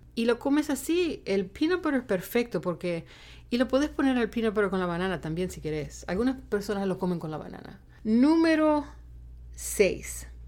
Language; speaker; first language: Spanish; native; Spanish